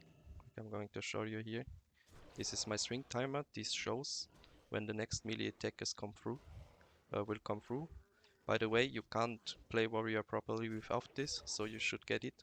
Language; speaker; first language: English; non-native, fluent; German